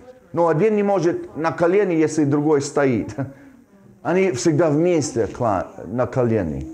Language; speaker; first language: Russian; non-native, fluent; English